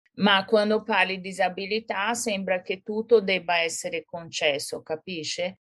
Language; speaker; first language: Italian; non-native, fluent; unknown